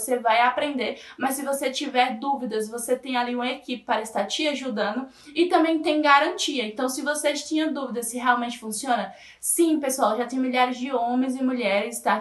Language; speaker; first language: Portuguese; native; Portuguese